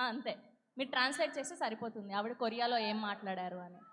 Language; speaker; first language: Telugu; native; Telugu